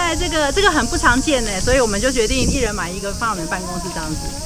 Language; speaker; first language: Chinese; native; Chinese